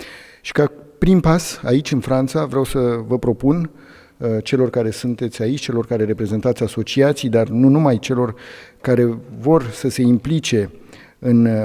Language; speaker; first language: Romanian; native; Romanian